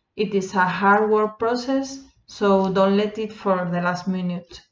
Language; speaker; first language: English; non-native, fluent; Spanish